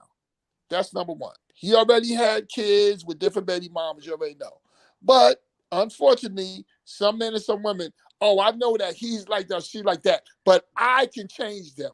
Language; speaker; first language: English; native; English